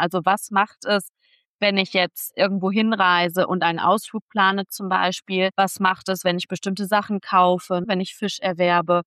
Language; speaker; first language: German; native; German